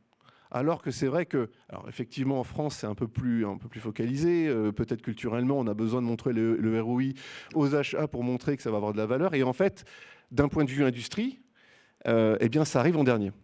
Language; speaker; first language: French; native; French